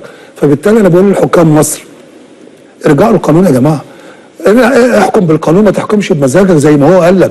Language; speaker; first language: Arabic; native; Arabic